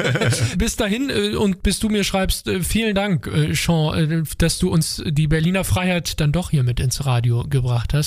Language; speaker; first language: German; native; German